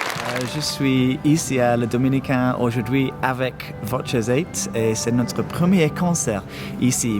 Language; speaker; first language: French; non-native, learner; English